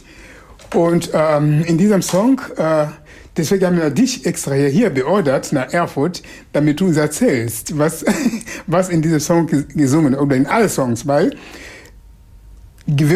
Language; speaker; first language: German; non-native, fluent; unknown